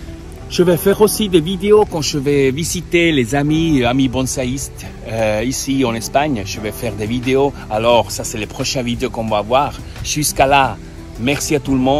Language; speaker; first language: French; non-native, learner; Spanish